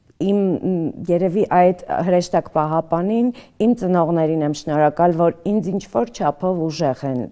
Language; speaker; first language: Armenian; early bilingual, other home language; Russian